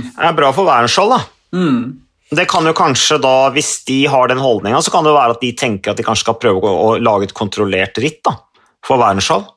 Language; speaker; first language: Norwegian; native; Norwegian